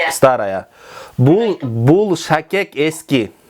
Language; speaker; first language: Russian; non-native, local second language; Kyrgyz